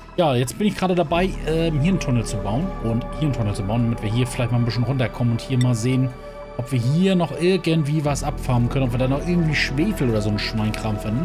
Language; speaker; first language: German; native; German